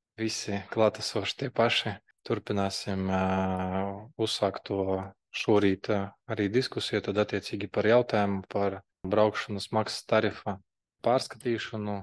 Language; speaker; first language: Latvian; non-native, local second language; Russian